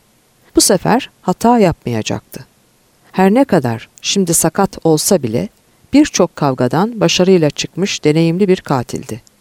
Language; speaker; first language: Turkish; native; Turkish